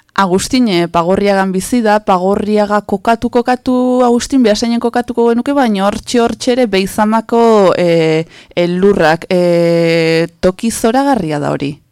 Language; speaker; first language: Basque; native; Basque